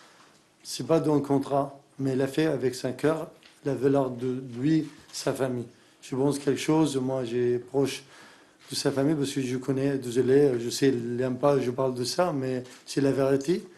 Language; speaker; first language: French; non-native, learner; Arabic